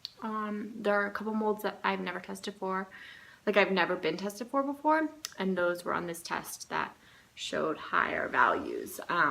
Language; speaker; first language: English; native; English